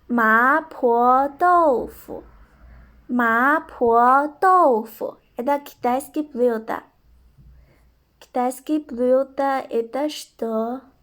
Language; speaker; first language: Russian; non-native, local second language; Kyrgyz